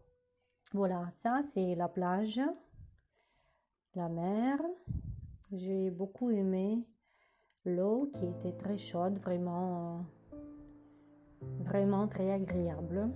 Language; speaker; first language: French; non-native, learner; Russian